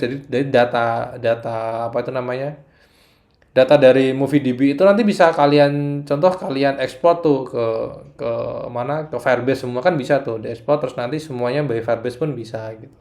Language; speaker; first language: Indonesian; native; Indonesian